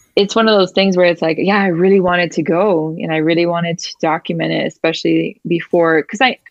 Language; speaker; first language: English; early bilingual, other home language; Spanish